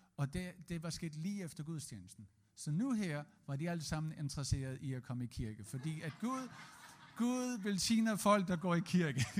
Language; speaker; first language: Danish; native; Danish